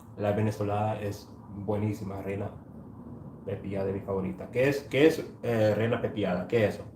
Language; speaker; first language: Spanish; non-native, fluent; English